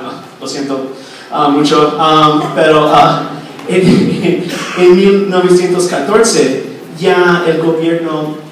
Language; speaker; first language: Spanish; non-native, fluent; English